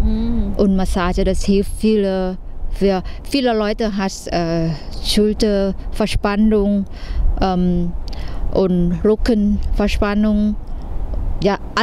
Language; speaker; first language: German; non-native, learner; Thai